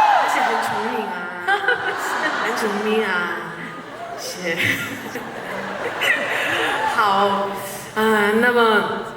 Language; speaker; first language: Chinese; non-native, learner; Korean